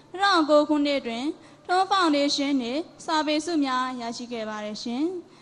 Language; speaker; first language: Burmese; native; Burmese